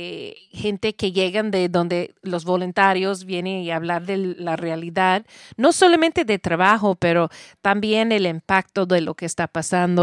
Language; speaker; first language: Spanish; non-native, learner; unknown